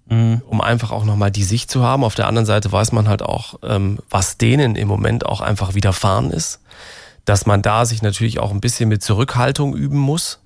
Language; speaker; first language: German; native; German